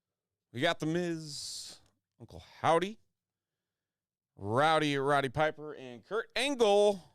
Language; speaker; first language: English; native; English